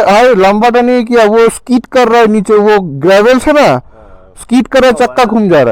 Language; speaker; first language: Hindi; non-native, local second language; Bangla